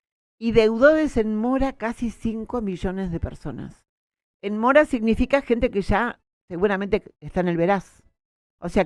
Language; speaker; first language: Spanish; native; Spanish